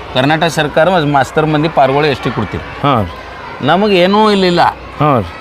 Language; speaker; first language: Kannada; native; Kannada